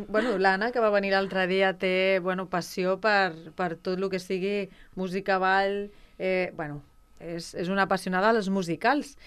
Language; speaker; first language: Catalan; non-native, local second language; Spanish